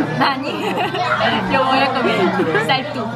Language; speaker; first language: Spanish; non-native, learner; Korean